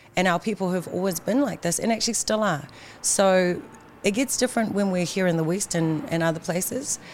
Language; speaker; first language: English; native; English